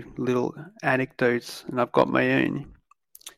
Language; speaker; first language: English; native; English